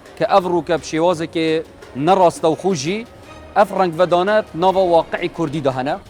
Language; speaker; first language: Kurdish; native; Kurdish